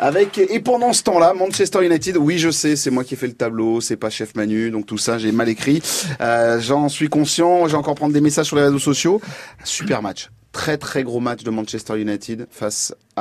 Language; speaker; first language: French; native; French